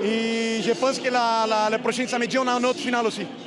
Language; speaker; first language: French; non-native, learner; Portuguese